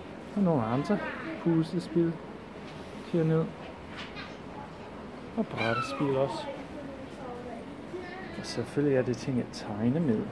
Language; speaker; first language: Danish; non-native, fluent; English